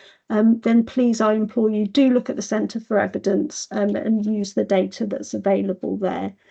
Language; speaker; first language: English; native; English